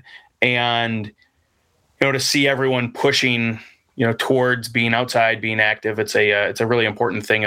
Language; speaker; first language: English; native; English